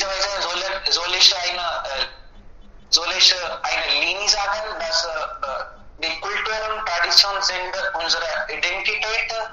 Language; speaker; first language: German; non-native, learner; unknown